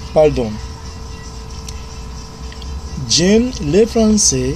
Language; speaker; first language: French; non-native, learner; Spanish